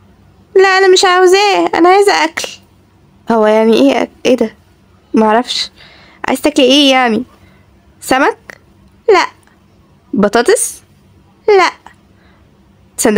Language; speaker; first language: Arabic; native; Arabic